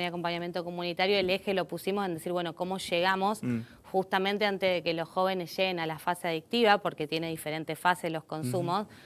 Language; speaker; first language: Spanish; native; Spanish